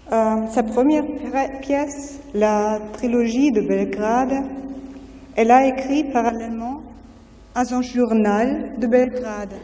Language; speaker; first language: French; non-native, fluent; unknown